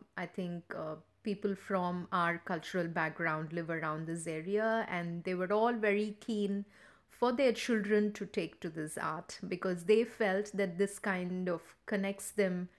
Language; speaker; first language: English; non-native, local second language; Tamil